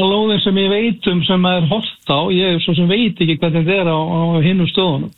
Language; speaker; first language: Icelandic; native; Icelandic